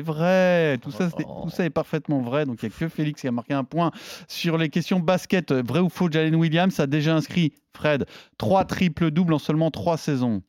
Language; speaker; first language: French; native; French